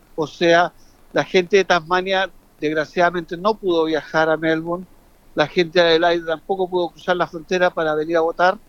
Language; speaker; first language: Spanish; native; Spanish